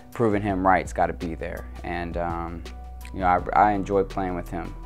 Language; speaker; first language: English; native; English